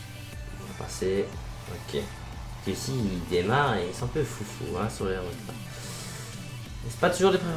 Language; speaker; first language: French; native; French